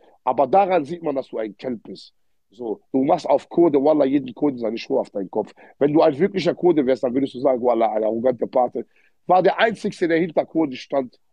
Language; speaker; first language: German; early bilingual, other home language; Arabic